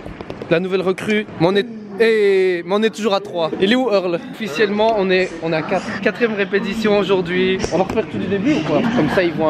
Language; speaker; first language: French; native; French